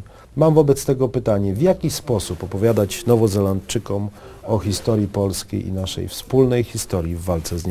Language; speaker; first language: Polish; native; Polish